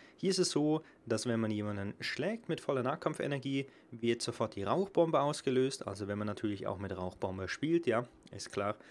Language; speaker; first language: German; native; German